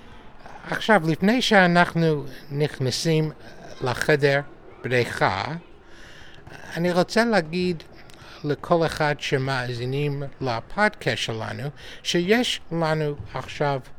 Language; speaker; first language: Hebrew; non-native, learner; English